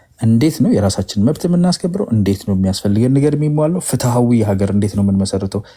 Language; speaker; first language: Amharic; non-native, local second language; Oromo